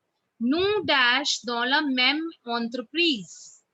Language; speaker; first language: French; non-native, fluent; Hindi